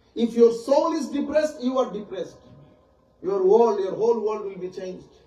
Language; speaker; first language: English; non-native, local second language; Bangla